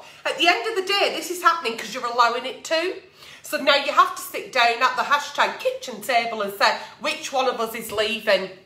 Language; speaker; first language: English; native; English